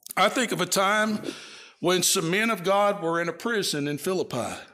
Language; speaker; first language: English; native; English